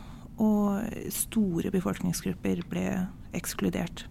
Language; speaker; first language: Norwegian; non-native, fluent; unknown